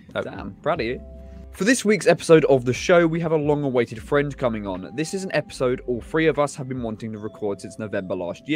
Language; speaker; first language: English; native; English